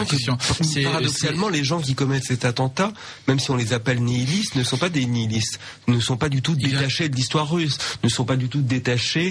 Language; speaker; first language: French; native; French